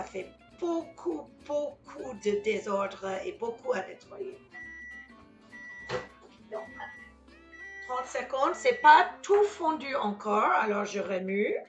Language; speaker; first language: French; non-native, fluent; English